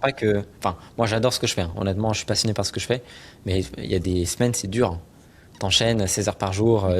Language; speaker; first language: French; native; French